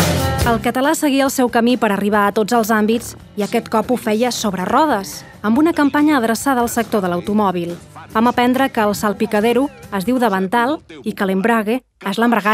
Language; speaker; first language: Catalan; native; Catalan